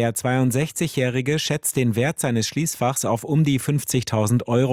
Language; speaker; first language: German; native; German